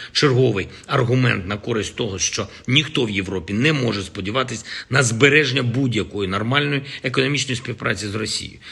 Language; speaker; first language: Ukrainian; non-native, local second language; Russian